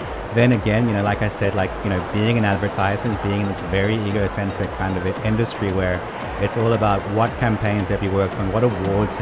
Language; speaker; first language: English; native; English